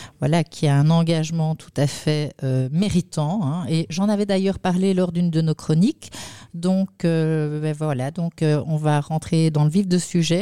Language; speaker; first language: French; non-native, fluent; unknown